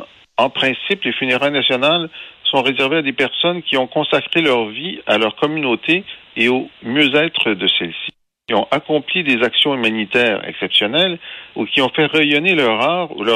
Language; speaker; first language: French; native; French